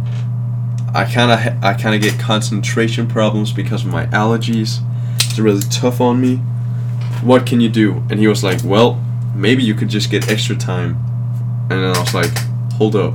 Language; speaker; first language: English; non-native, fluent; Danish